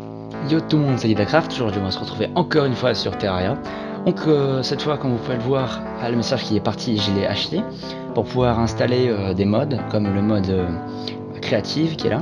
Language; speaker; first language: French; native; French